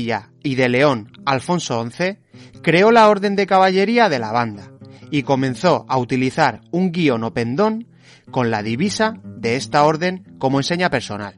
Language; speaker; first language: Spanish; native; Spanish